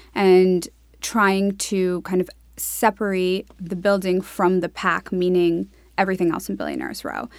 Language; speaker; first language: English; native; English